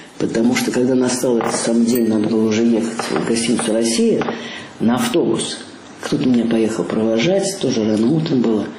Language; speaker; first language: Russian; native; Russian